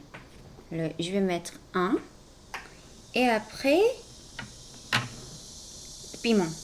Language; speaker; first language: French; non-native, fluent; Korean